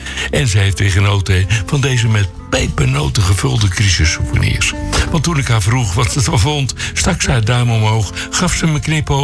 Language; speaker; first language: Dutch; native; Dutch